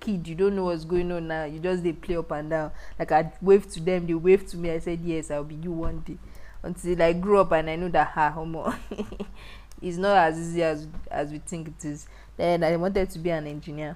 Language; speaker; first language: English; non-native, local second language; Yoruba